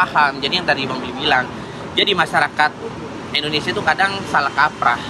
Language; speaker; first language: Indonesian; native; Indonesian